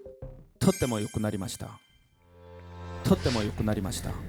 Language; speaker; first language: Japanese; non-native, learner; Korean